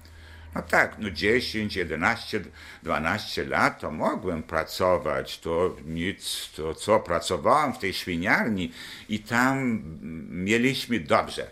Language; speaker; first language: Polish; non-native, local second language; German